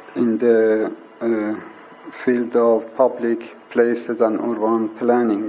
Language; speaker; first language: English; non-native, fluent; Persian